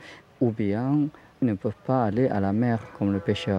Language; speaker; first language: French; non-native, learner; Indonesian